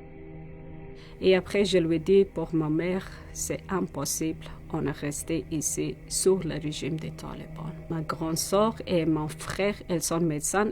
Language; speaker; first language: French; non-native, learner; Persian